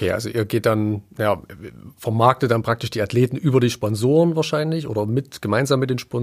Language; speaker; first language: German; native; German